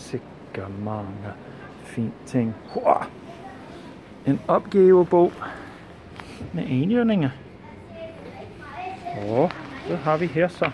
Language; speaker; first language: Danish; non-native, fluent; English